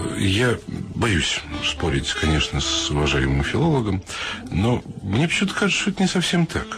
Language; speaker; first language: Russian; native; Russian